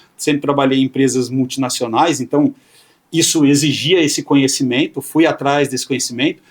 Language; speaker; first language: Portuguese; native; Portuguese